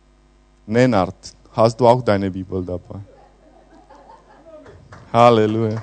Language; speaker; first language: German; non-native, fluent; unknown